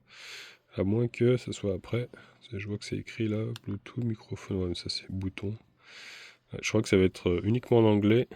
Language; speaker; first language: French; native; French